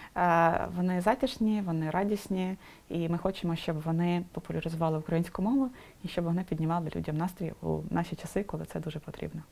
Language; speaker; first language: Ukrainian; non-native, local second language; Russian